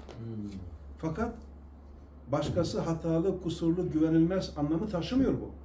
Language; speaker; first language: Turkish; non-native, local second language; Kurdish